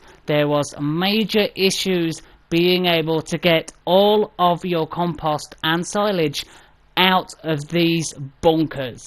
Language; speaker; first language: English; native; English